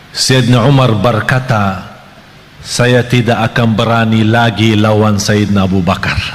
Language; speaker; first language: Malay; non-native, fluent; Arabic